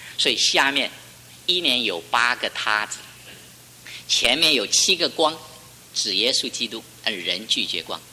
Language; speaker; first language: Chinese; native; Chinese